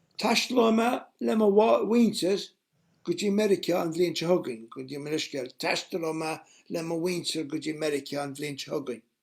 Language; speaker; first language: Irish; non-native, fluent; English